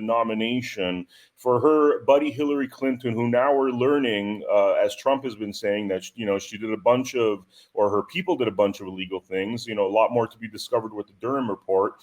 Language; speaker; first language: English; native; English